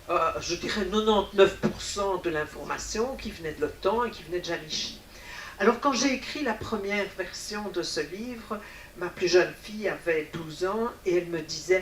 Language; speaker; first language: French; native; French